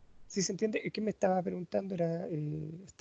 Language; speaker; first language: Spanish; native; Spanish